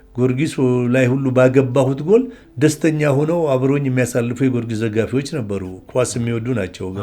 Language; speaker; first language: Amharic; native; Amharic